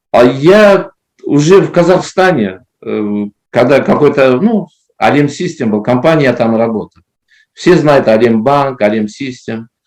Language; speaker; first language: Russian; non-native, local second language; Kazakh